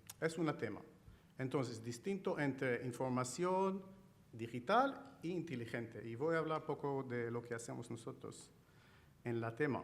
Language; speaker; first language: Spanish; non-native, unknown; Chinese